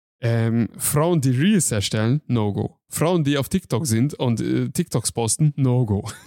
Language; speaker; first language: German; non-native, fluent; Hungarian